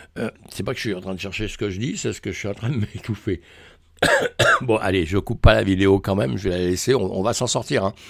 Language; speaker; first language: French; native; French